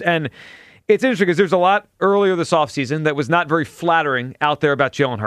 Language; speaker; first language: English; native; English